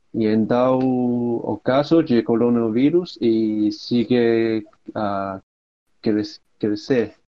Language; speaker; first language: Portuguese; non-native, learner; Cantonese